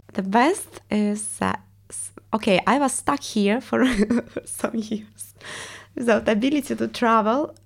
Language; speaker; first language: English; non-native, fluent; Estonian